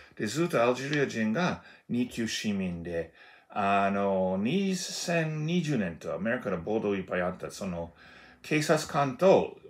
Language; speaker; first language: Japanese; non-native, fluent; Russian